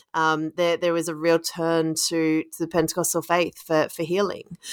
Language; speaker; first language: English; native; English